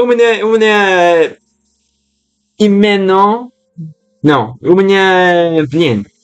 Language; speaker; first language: Russian; non-native, learner; English